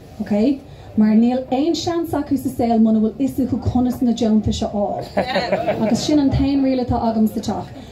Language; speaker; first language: Irish; non-native, local second language; English